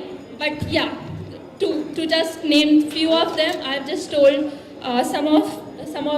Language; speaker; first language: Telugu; non-native, learner; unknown